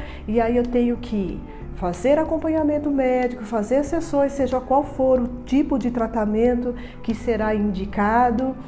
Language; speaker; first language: Portuguese; native; Portuguese